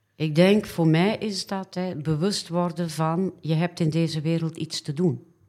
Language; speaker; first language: Dutch; native; Dutch